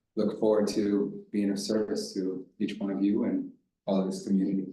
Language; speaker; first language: English; non-native, fluent; Portuguese